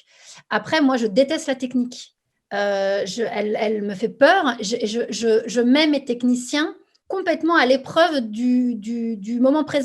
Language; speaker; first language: French; native; French